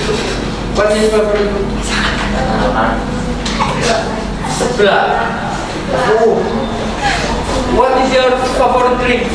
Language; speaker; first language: English; non-native, learner; Indonesian